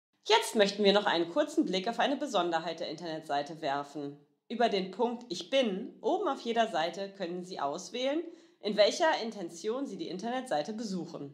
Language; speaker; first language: German; native; German